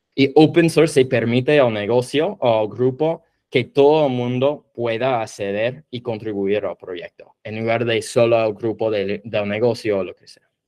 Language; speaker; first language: Spanish; non-native, fluent; English